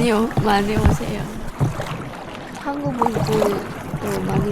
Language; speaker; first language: Korean; non-native, learner; Vietnamese